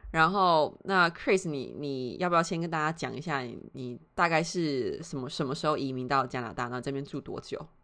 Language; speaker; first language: Chinese; native; Chinese